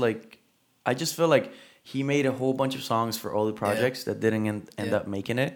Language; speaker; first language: English; non-native, fluent; Spanish